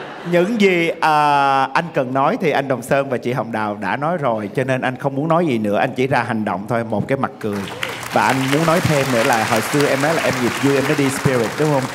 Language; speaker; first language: Vietnamese; native; Vietnamese